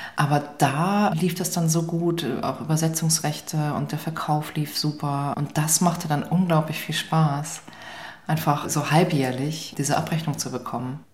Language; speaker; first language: German; native; German